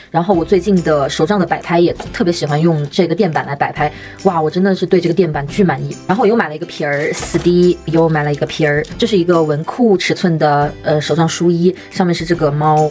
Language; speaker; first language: Chinese; native; Chinese